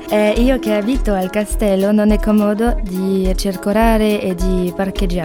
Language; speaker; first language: Italian; non-native, learner; French